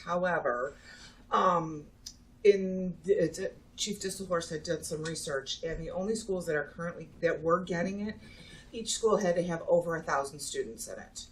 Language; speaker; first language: English; native; English